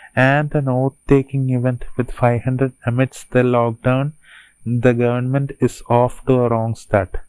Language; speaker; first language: English; non-native, local second language; Malayalam